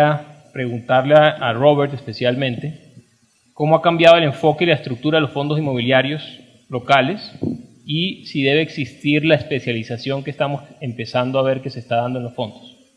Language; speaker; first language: Spanish; native; Spanish